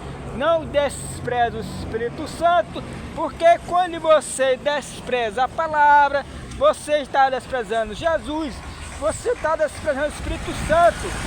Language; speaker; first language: Portuguese; native; Portuguese